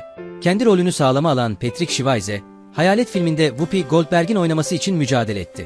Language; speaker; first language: Turkish; native; Turkish